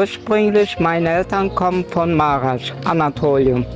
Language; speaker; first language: German; early bilingual, other home language; Turkish